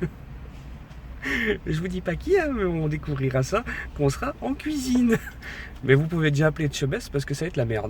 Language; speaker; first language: French; native; French